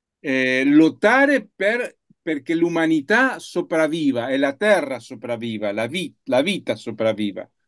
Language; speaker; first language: Italian; non-native, learner; Spanish